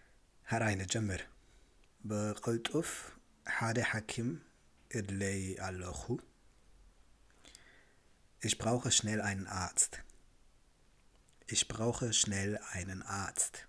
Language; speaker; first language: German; non-native, fluent; Tigrinya